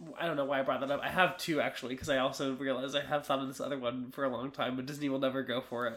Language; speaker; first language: English; native; English